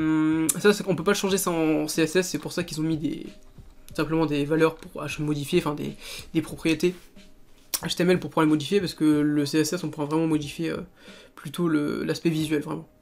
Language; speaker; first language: French; native; French